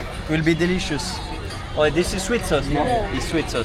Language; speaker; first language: English; non-native, learner; French